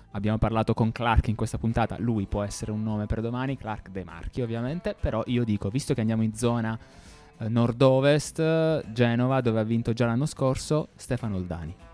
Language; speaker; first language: Italian; native; Italian